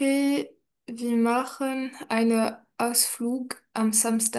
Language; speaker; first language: German; non-native, learner; French